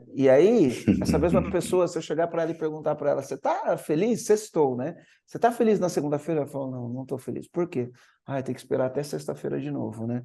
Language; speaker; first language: Portuguese; native; Portuguese